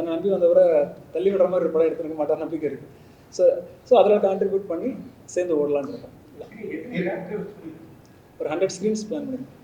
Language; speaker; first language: Tamil; native; Tamil